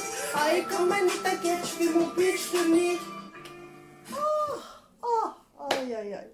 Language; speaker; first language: French; native; French